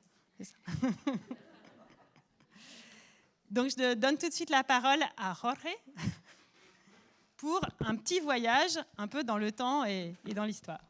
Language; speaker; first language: French; native; French